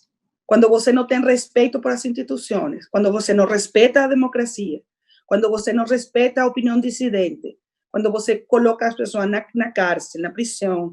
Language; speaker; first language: Portuguese; non-native, fluent; Spanish